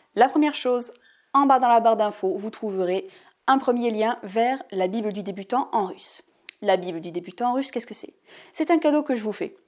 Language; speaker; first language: French; native; French